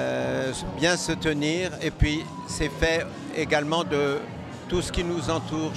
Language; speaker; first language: French; native; French